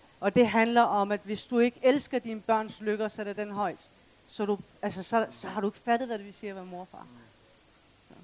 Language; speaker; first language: Danish; early bilingual, other home language; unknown